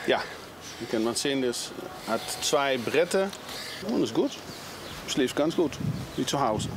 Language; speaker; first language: German; non-native, learner; Dutch